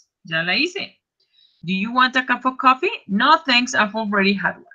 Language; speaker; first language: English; non-native, fluent; Spanish